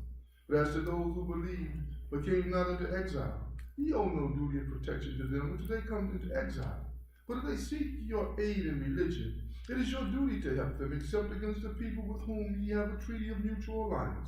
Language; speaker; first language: English; native; English